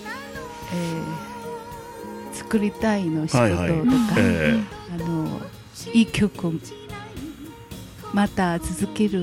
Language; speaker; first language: Japanese; non-native, learner; Chinese